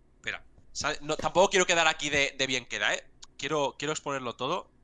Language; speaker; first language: Spanish; non-native, local second language; Catalan